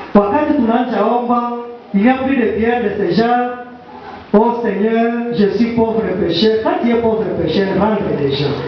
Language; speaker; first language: French; non-native, local second language; Swahili